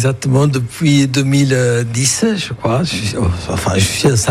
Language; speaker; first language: French; non-native, fluent; Italian